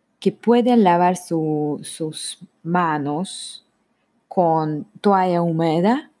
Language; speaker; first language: Spanish; non-native, learner; Hungarian